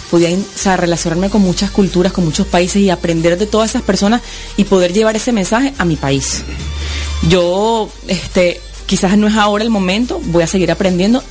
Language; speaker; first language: Spanish; native; Spanish